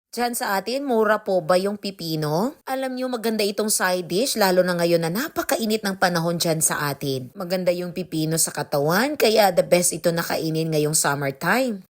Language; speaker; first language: Filipino; native; Filipino